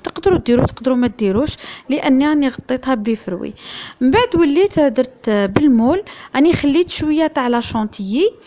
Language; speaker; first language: Arabic; native; Arabic